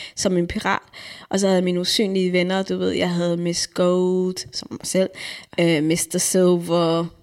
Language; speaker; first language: Danish; native; Danish